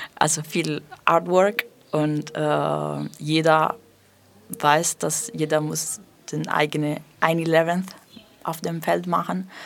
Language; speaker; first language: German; non-native, fluent; Italian